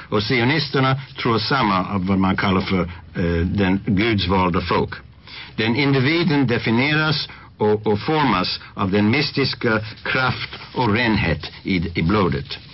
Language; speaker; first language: Swedish; non-native, fluent; English